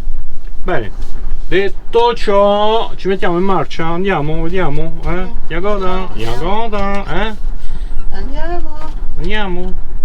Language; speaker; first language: Italian; native; Italian